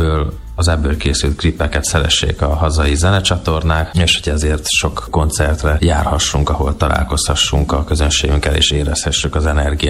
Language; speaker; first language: Hungarian; native; Hungarian